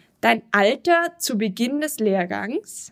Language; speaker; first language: German; native; German